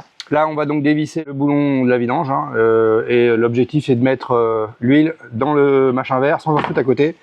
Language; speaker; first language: French; native; French